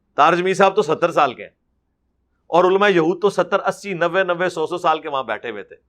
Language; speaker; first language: Urdu; non-native, local second language; Punjabi